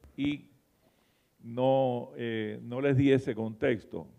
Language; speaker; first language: Spanish; native; Spanish